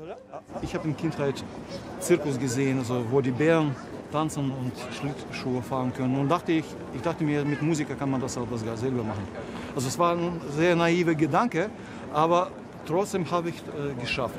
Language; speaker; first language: German; non-native, fluent; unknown